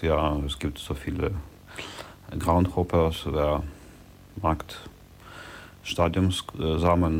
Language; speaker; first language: German; non-native, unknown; Russian